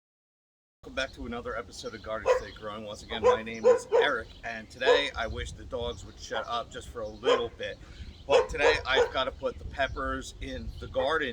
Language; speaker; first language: English; native; English